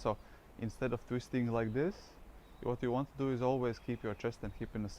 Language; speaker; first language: English; non-native, fluent; Latvian